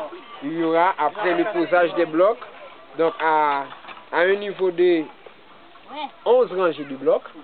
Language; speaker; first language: French; non-native, local second language; Haitian Creole